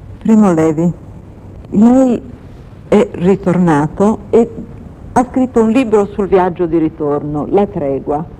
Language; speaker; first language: Italian; native; Italian